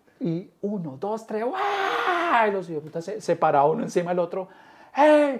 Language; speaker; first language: Spanish; native; Spanish